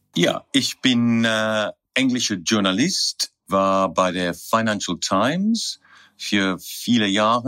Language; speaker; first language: German; non-native, fluent; English